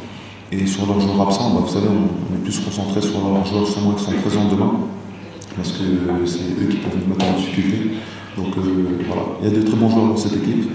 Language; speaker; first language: French; native; French